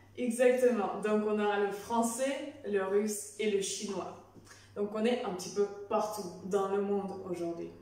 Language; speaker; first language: French; non-native, fluent; Russian